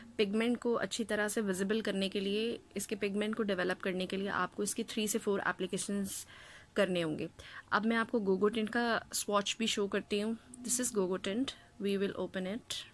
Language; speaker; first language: Urdu; native; Urdu